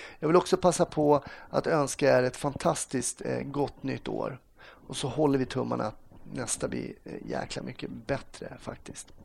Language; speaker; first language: Swedish; native; Swedish